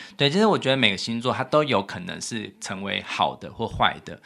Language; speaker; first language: Chinese; native; Chinese